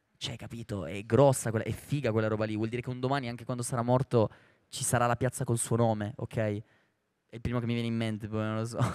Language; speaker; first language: Italian; native; Italian